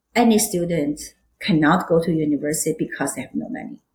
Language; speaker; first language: English; non-native, fluent; Chinese